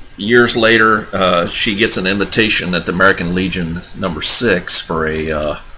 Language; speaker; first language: English; native; English